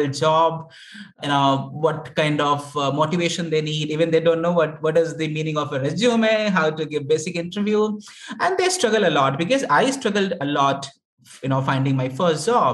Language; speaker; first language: English; non-native, local second language; Hindi